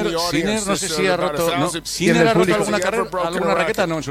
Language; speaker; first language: Spanish; native; Spanish